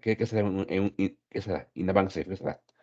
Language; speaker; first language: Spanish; native; Spanish